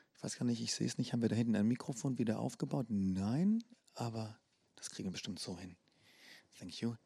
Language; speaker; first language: German; native; German